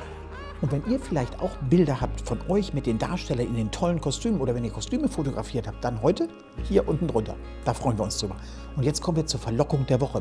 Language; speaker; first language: German; native; German